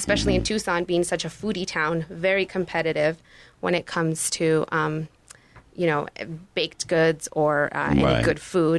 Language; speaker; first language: English; non-native, fluent; Spanish